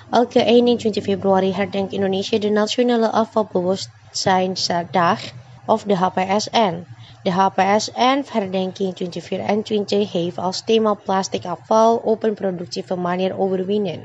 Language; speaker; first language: Dutch; non-native, fluent; Indonesian